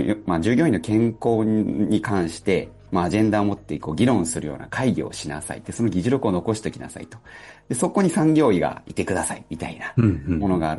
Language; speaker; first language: Japanese; native; Japanese